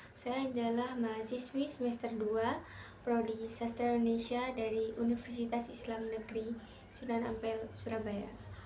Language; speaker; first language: Indonesian; native; Indonesian